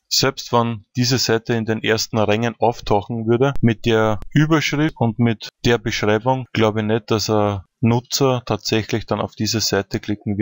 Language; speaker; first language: German; native; German